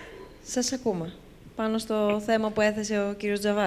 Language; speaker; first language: Greek; native; Greek